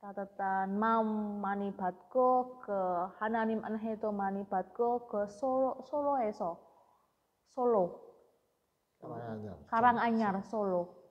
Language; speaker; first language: Korean; non-native, learner; Indonesian